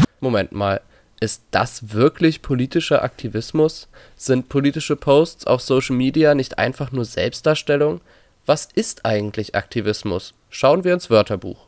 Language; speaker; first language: German; native; German